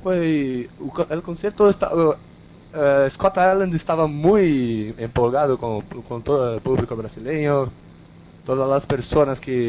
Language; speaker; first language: Portuguese; non-native, learner; Spanish